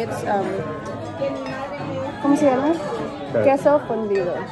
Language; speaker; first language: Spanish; non-native, fluent; Filipino